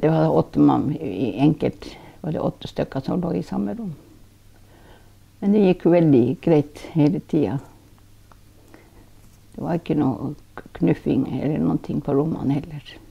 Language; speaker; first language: Norwegian; non-native, local second language; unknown